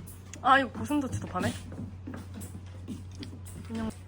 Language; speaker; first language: Korean; native; Korean